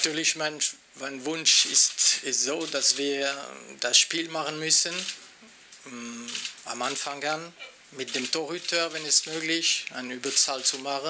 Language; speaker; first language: German; non-native, local second language; French